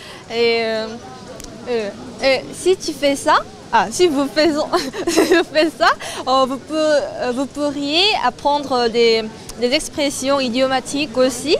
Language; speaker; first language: French; non-native, learner; Korean